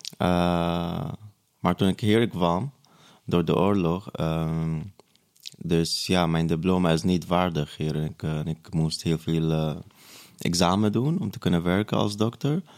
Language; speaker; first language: Dutch; non-native, fluent; Arabic